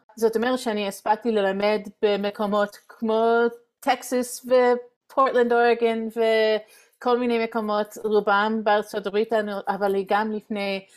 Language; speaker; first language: Hebrew; non-native, fluent; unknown